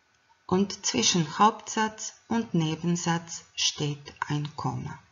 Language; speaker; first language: German; non-native, fluent; Croatian